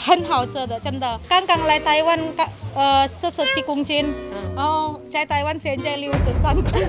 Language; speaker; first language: Chinese; non-native, learner; Indonesian